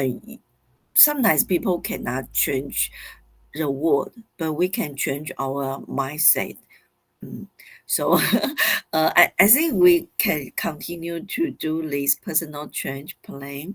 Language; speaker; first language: English; non-native, fluent; Chinese